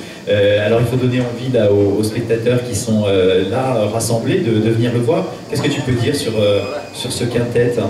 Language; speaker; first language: French; native; French